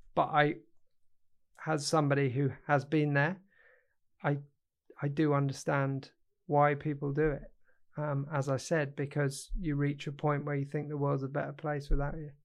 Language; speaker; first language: English; native; English